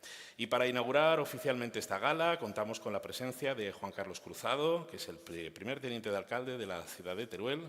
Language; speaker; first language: Spanish; native; Spanish